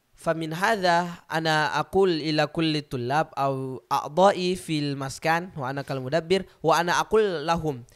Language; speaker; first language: Arabic; non-native, learner; Indonesian